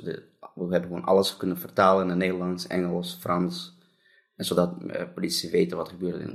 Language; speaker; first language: Dutch; non-native, fluent; Russian